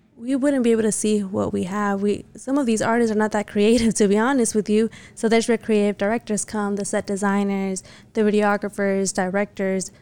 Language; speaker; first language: English; early bilingual, other home language; Spanish